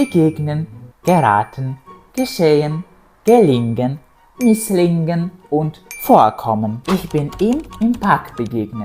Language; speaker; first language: German; non-native, fluent; Polish